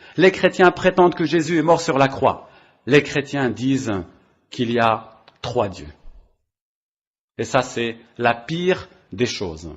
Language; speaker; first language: French; non-native, local second language; Arabic